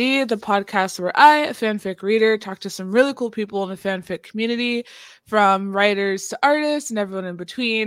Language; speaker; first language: English; native; English